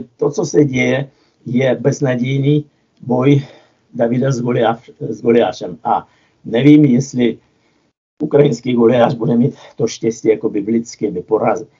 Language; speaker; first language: Czech; non-native, fluent; Russian